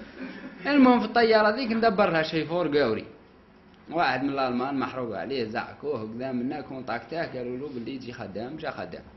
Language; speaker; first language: Arabic; native; Arabic